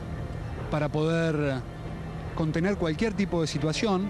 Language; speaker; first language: Spanish; native; Spanish